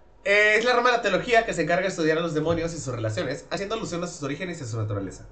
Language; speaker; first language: Spanish; native; Spanish